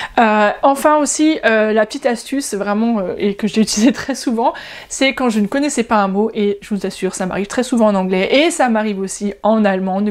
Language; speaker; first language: French; native; French